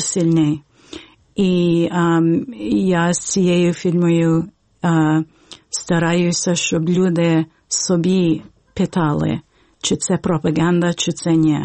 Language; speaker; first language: Ukrainian; early bilingual, heritage; Ukrainian